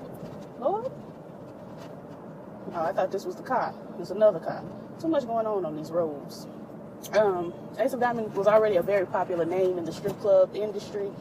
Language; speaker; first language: English; native; English